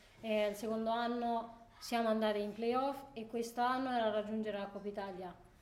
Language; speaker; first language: Italian; non-native, fluent; Spanish